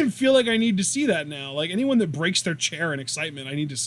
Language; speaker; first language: English; native; English